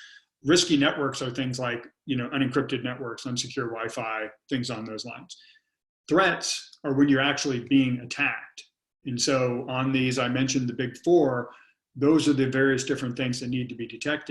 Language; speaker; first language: English; native; English